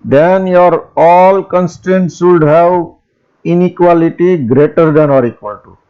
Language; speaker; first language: English; non-native, local second language; Gujarati